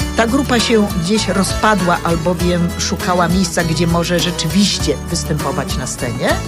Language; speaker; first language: Polish; native; Polish